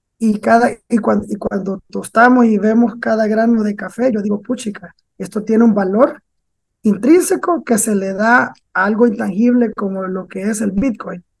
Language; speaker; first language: Spanish; native; Spanish